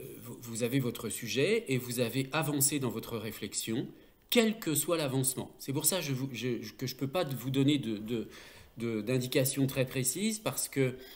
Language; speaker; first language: French; native; French